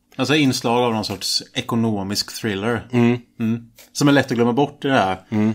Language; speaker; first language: Swedish; native; Swedish